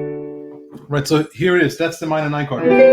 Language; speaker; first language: English; non-native, fluent; German